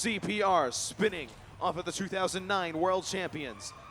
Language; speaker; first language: English; native; English